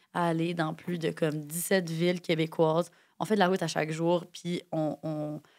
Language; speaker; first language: French; native; French